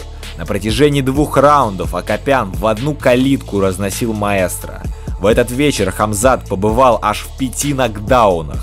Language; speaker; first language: Russian; native; Russian